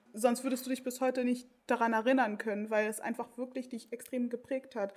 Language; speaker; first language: German; native; German